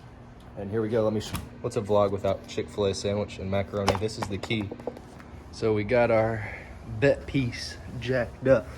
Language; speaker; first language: English; native; English